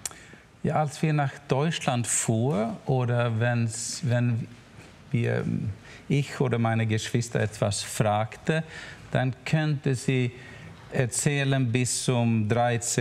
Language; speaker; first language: German; non-native, learner; Swedish